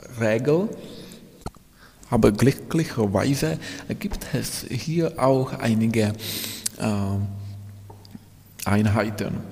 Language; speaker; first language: German; non-native, fluent; Czech